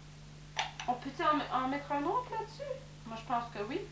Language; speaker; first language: French; native; French